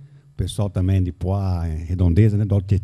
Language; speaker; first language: Portuguese; native; Portuguese